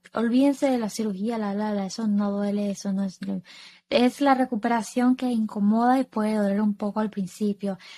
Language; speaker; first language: Spanish; early bilingual, heritage; Spanish